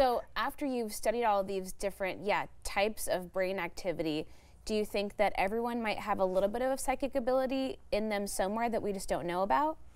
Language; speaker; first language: English; native; English